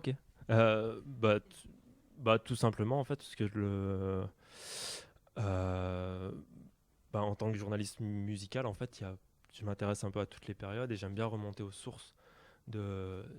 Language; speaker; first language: French; native; French